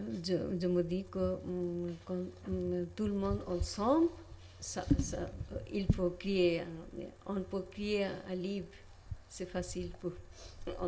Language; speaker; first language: French; non-native, learner; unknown